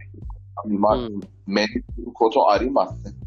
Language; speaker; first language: Japanese; non-native, learner; Persian